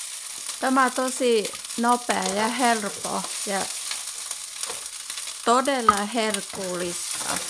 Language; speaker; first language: Finnish; non-native, learner; Thai